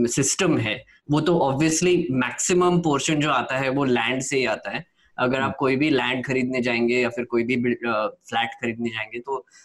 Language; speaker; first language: Hindi; non-native, local second language; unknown